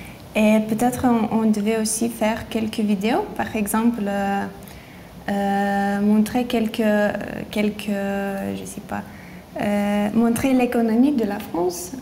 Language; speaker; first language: French; non-native, learner; Lithuanian